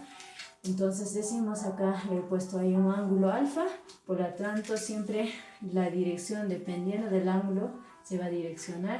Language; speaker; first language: Spanish; native; Spanish